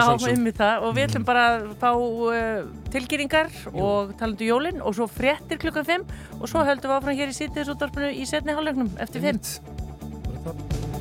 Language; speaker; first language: Icelandic; native; Icelandic